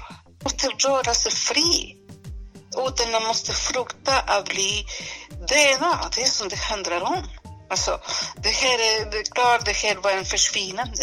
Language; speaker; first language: Swedish; non-native, fluent; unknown